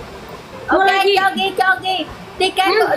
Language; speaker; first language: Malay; non-native, fluent; Vietnamese